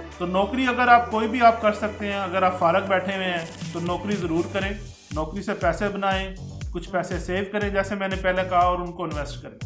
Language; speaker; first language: Urdu; non-native, local second language; Punjabi